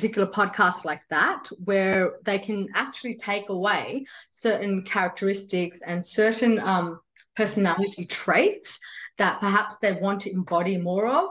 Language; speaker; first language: English; non-native, local second language; Hindi